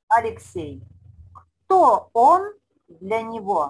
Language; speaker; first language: Russian; non-native, fluent; Spanish